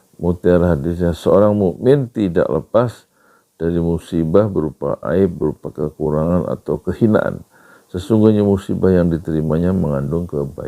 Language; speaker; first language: Indonesian; native; Indonesian